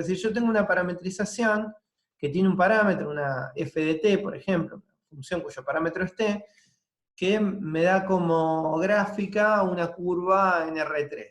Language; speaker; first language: Spanish; native; Spanish